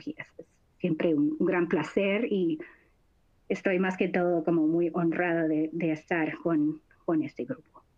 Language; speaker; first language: Spanish; non-native, fluent; English